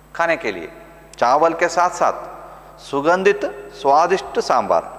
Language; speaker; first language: Hindi; non-native, local second language; Kannada